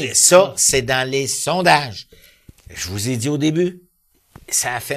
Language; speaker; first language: French; native; French